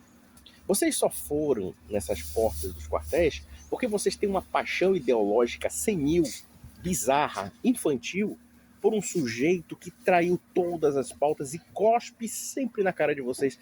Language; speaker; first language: Portuguese; native; Portuguese